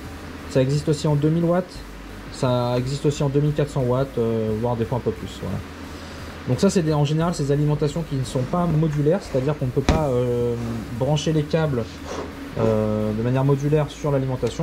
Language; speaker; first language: French; native; French